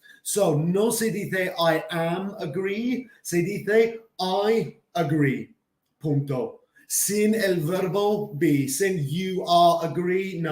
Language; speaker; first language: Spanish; non-native, fluent; English